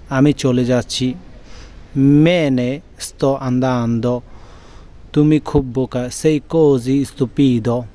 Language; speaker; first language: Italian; non-native, learner; Bangla